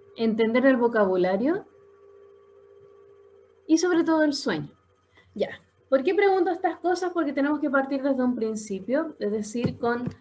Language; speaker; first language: Spanish; native; Spanish